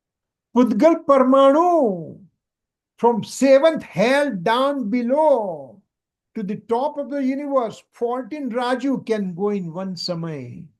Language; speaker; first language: English; non-native, local second language; Gujarati